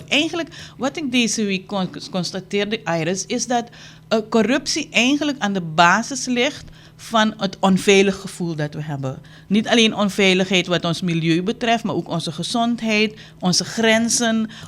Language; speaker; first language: Dutch; native; Dutch